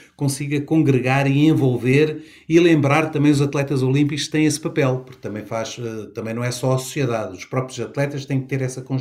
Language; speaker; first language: Portuguese; native; Portuguese